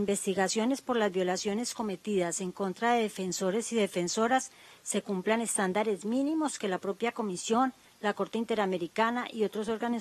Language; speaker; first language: Spanish; native; Spanish